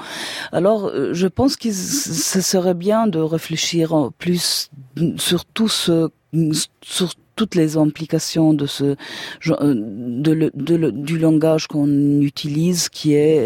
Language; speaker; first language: French; non-native, fluent; German